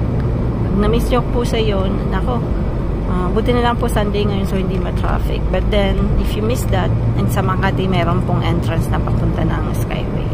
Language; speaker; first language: Filipino; native; Filipino